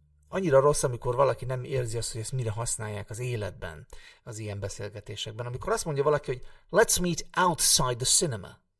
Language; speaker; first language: Hungarian; native; Hungarian